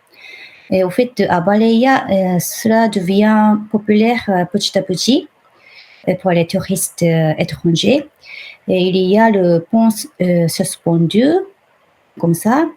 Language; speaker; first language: French; non-native, fluent; Japanese